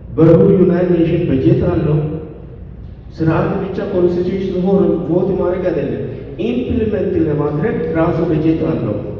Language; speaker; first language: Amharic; non-native, local second language; Sidamo